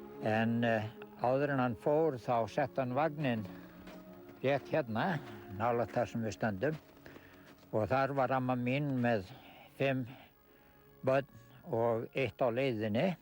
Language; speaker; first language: Icelandic; early bilingual, heritage; Icelandic